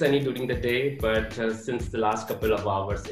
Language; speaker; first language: English; non-native, local second language; Urdu